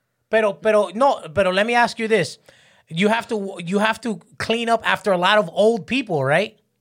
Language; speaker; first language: English; early bilingual, other home language; Spanish